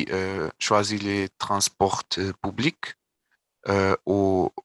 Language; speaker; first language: French; non-native, learner; Portuguese